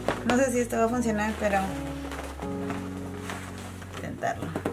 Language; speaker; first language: Spanish; early bilingual, heritage; Spanish